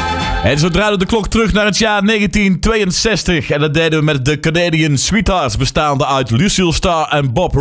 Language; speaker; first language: Dutch; native; Dutch